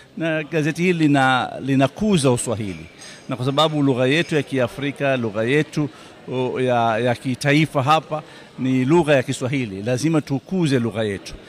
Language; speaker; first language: Swahili; native; Swahili